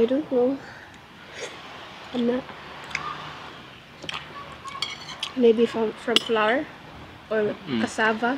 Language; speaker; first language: English; non-native, learner; Cebuano